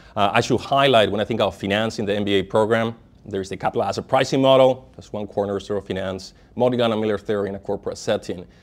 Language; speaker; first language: English; non-native, fluent; Spanish